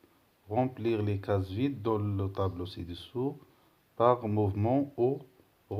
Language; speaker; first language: French; non-native, local second language; Arabic